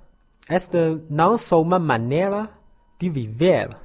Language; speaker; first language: Portuguese; non-native, learner; Chinese